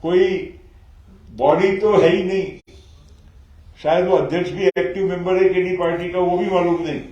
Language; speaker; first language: Hindi; non-native, local second language; Marathi